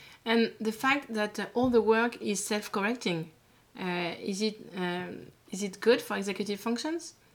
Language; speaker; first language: English; non-native, learner; French